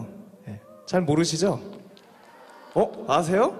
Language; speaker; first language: Korean; native; Korean